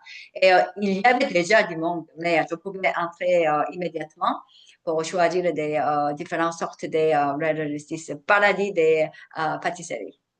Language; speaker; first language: French; non-native, fluent; Korean